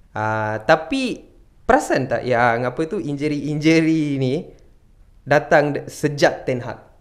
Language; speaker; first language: Malay; non-native, local second language; Tamil